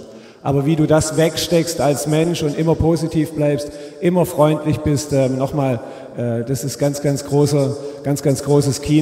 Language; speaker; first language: German; native; German